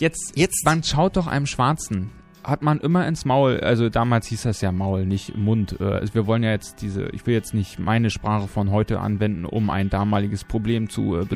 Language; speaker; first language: German; native; German